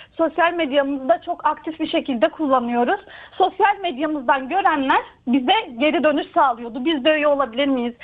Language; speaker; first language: Turkish; native; Turkish